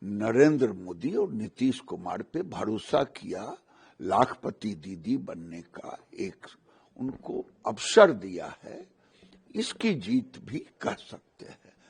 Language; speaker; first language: Hindi; native; Hindi